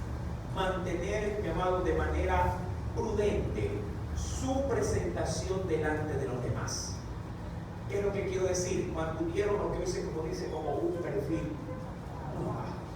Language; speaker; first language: Spanish; native; Spanish